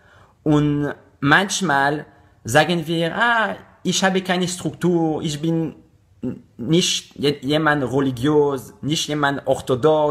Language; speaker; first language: German; non-native, learner; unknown